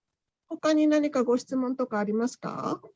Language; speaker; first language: Japanese; native; Japanese